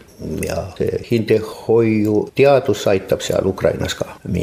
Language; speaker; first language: Estonian; non-native, local second language; Russian